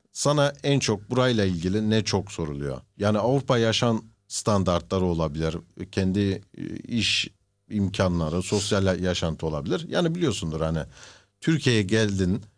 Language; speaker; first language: Turkish; native; Turkish